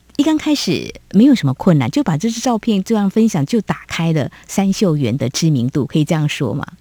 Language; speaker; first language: Chinese; native; Chinese